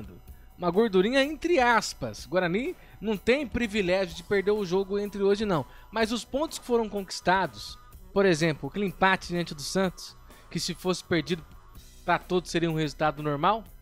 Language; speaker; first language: Portuguese; native; Portuguese